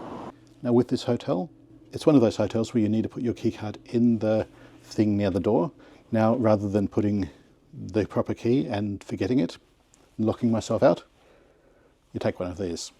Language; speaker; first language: English; native; English